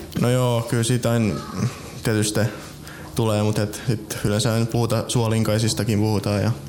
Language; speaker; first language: Finnish; native; Finnish